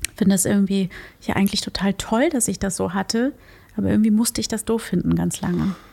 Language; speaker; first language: German; early bilingual, other home language; Portuguese